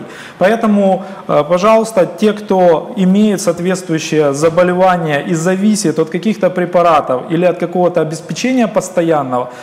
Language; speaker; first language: Russian; native; Russian